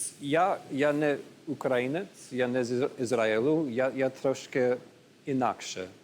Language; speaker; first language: Ukrainian; non-native, learner; English